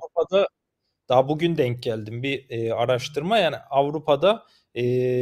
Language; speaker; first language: Turkish; native; Turkish